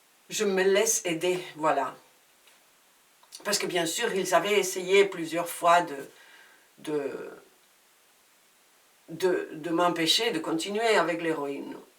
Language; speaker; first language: French; non-native, fluent; Spanish